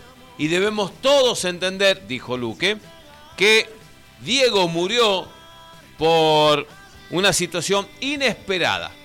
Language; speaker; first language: Spanish; native; Spanish